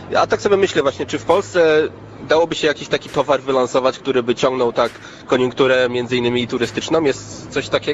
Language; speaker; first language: Polish; native; Polish